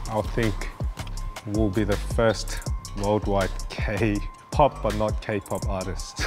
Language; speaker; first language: English; early bilingual, other home language; Korean